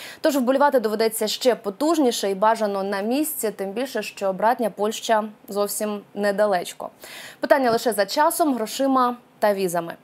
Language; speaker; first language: Ukrainian; native; Ukrainian